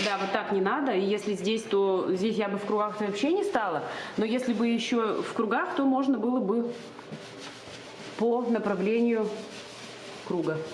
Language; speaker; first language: Russian; native; Russian